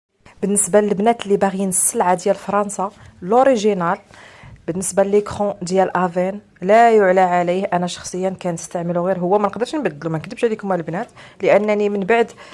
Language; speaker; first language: Arabic; native; Arabic